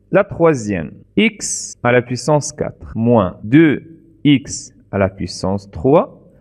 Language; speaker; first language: French; non-native, local second language; Arabic